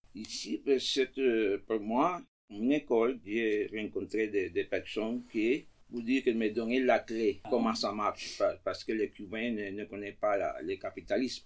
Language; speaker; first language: French; non-native, fluent; Spanish